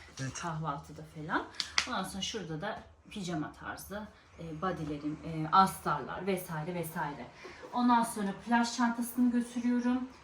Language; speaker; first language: Turkish; native; Turkish